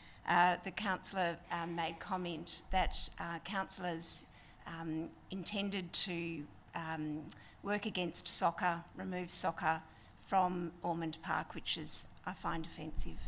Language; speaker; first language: English; native; English